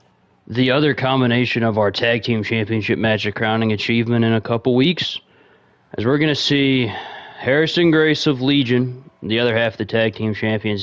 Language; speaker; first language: English; native; English